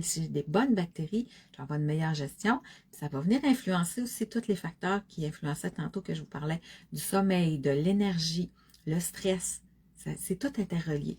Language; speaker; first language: French; native; French